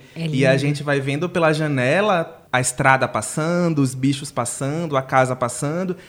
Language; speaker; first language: Portuguese; native; Portuguese